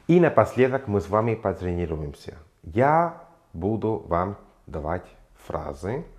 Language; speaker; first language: Russian; non-native, fluent; Spanish